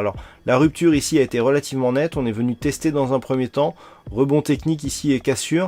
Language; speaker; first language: French; native; French